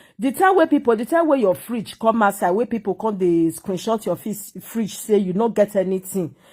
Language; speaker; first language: Nigerian Pidgin; native; Nigerian Pidgin